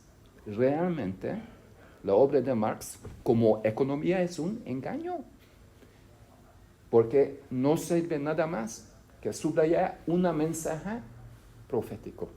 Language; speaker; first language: Spanish; non-native, fluent; Hungarian